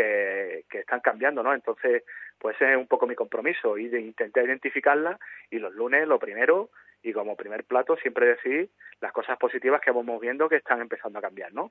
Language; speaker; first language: Spanish; native; Spanish